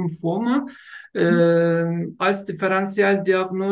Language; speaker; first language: German; non-native, learner; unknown